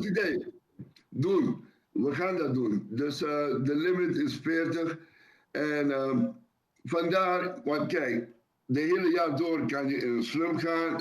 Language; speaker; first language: Dutch; non-native, local second language; Papiamento